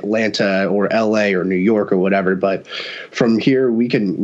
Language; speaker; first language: English; native; English